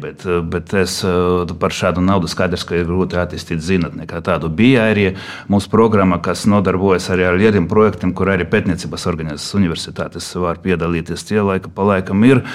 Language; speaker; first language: Latvian; non-native, local second language; Russian